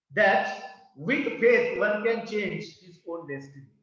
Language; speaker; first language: English; non-native, local second language; Marathi